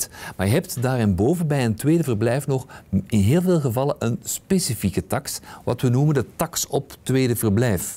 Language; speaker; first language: Dutch; native; Dutch